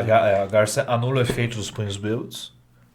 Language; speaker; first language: Portuguese; native; Portuguese